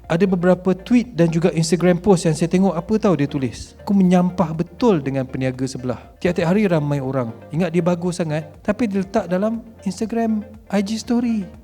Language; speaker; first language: Malay; native; Malay